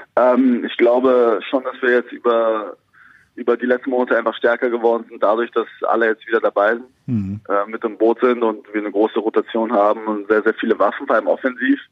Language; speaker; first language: German; native; German